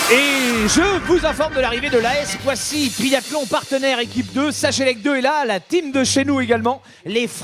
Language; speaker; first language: French; native; French